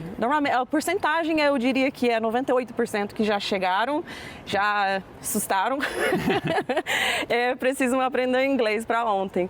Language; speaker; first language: Portuguese; non-native, fluent; English